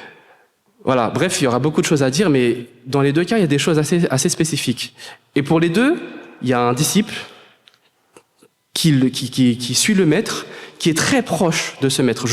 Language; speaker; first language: French; native; French